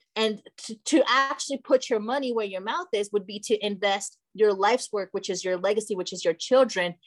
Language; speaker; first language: English; early bilingual, other home language; Portuguese